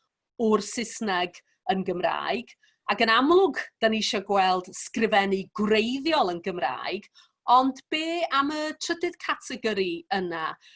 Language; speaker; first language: Welsh; native; Welsh